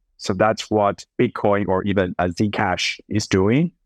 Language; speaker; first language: English; non-native, fluent; Chinese